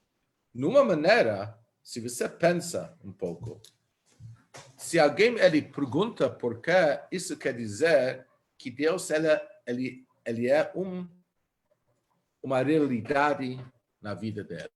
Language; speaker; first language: Portuguese; non-native, fluent; Hebrew